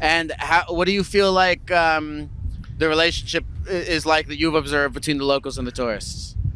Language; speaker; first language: English; native; English